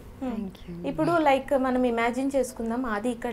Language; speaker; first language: Telugu; native; Telugu